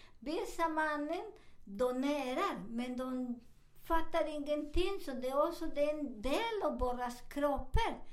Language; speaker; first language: Swedish; non-native, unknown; Spanish